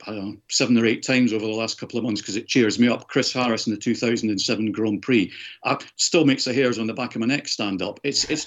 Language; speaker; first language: English; native; English